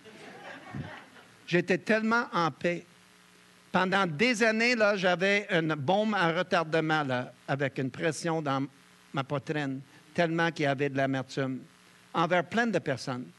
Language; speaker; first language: French; native; French